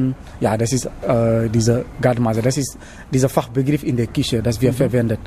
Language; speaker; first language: German; non-native, learner; Wolof